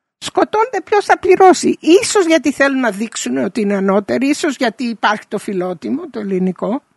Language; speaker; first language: Greek; early bilingual, heritage; Greek